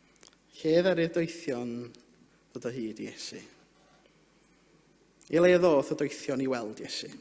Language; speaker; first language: Welsh; native; Welsh